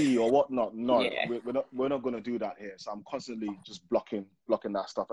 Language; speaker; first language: English; non-native, local second language; Yoruba